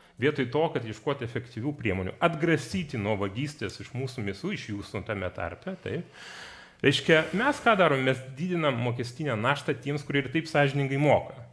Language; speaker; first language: Lithuanian; non-native, fluent; Georgian